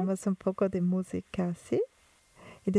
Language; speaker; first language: Spanish; non-native, fluent; German